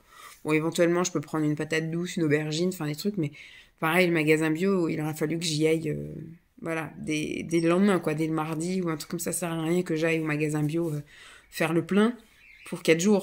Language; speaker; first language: French; native; French